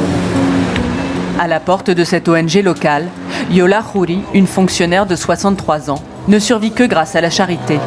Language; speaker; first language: French; native; French